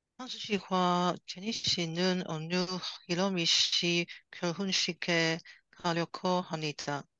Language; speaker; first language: Korean; non-native, learner; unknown